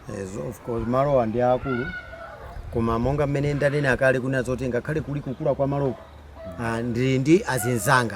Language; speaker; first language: Nyanja; non-native, local second language; Tumbuka